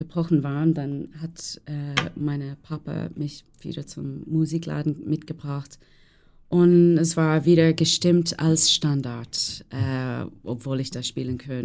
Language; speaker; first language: German; non-native, learner; English